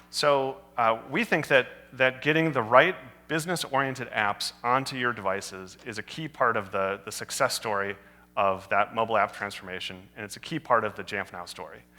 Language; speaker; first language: English; native; English